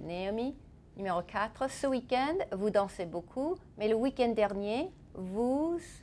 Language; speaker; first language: French; non-native, fluent; English